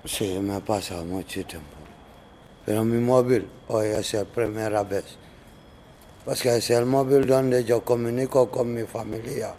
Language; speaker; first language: Spanish; non-native, learner; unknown